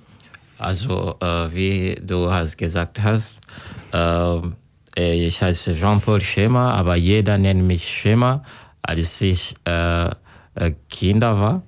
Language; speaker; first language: German; non-native, learner; Kinyarwanda